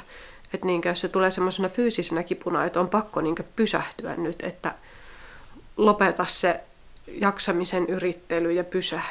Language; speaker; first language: Finnish; native; Finnish